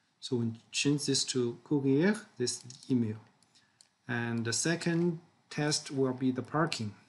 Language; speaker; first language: English; non-native, fluent; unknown